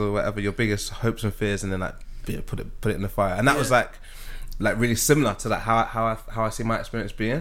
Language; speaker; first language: English; native; English